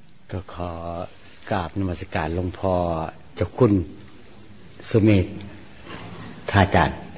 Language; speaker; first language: Thai; native; Thai